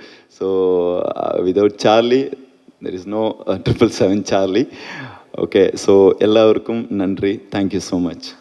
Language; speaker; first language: Tamil; non-native, fluent; Malayalam